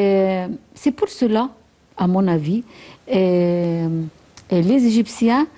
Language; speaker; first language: French; non-native, fluent; Arabic